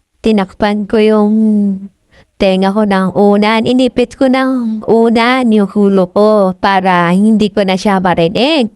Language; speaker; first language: Filipino; non-native, local second language; Bikol